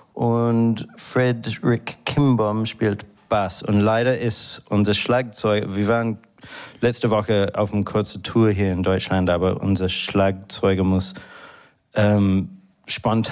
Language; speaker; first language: German; non-native, fluent; English